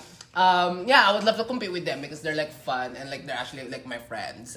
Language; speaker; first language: English; non-native, local second language; Filipino